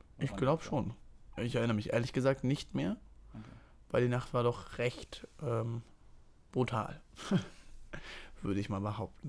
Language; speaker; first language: German; native; German